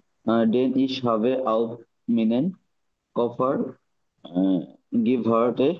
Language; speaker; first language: German; non-native, learner; Bangla